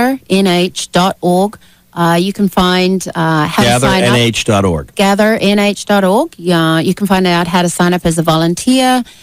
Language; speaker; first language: English; native; English